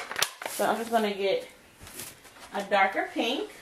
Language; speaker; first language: English; native; English